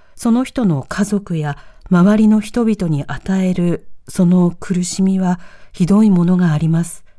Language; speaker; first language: Japanese; native; Japanese